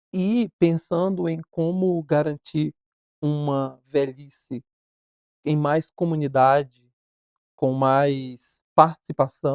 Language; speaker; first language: Portuguese; native; Portuguese